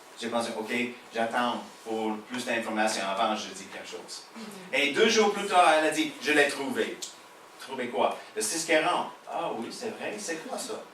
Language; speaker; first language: French; non-native, fluent; English